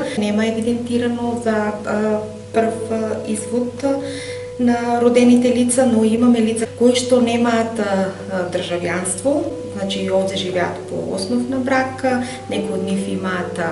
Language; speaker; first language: Macedonian; native; Macedonian